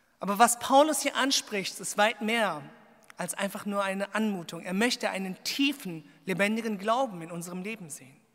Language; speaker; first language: German; early bilingual, other home language; Korean